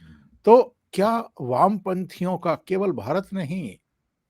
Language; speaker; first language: Hindi; native; Hindi